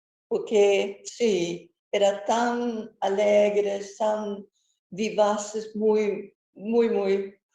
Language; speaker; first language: Spanish; non-native, fluent; Swedish